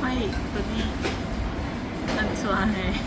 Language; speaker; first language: Korean; non-native, learner; Lao